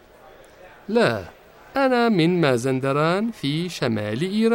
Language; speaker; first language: Arabic; non-native, fluent; Persian